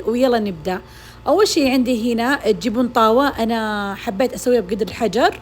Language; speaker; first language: Arabic; native; Arabic